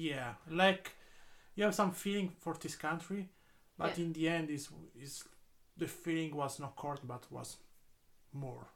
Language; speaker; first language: English; non-native, learner; Italian